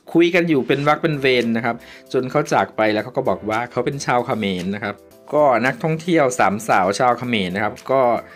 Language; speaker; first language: Thai; native; Thai